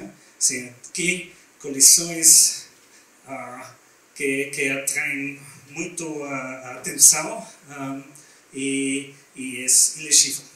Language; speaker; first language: Portuguese; non-native, learner; German